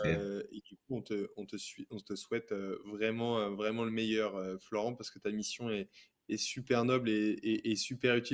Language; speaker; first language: French; native; French